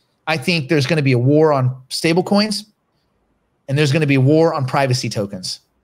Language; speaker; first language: English; native; English